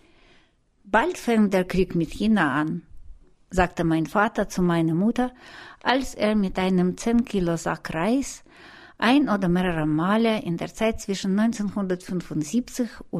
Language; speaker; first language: German; non-native, fluent; Russian